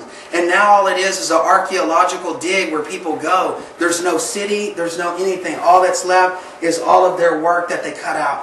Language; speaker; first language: English; native; English